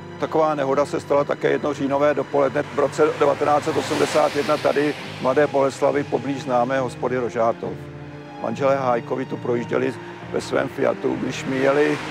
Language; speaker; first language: Czech; native; Czech